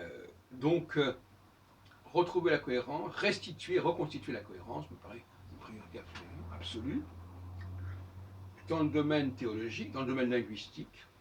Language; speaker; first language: French; native; French